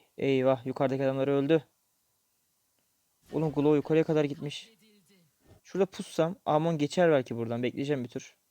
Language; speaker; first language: Turkish; native; Turkish